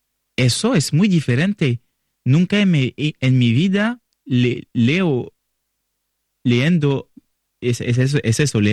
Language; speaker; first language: Spanish; non-native, learner; French